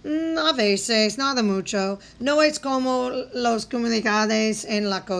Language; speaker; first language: Spanish; non-native, fluent; English